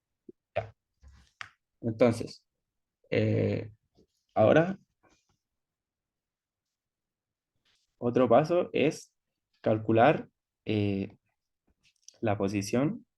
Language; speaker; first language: Spanish; native; Spanish